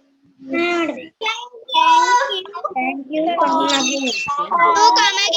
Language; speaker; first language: English; non-native, learner; Sinhala